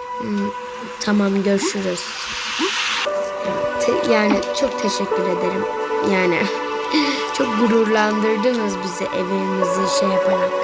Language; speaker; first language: Turkish; native; Turkish